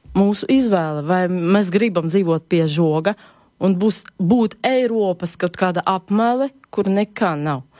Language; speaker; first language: Latvian; non-native, local second language; Russian